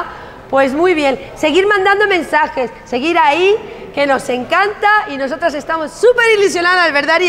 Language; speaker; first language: Spanish; native; Spanish